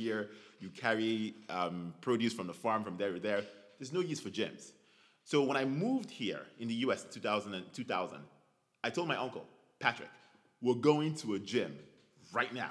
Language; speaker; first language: English; non-native, local second language; Igbo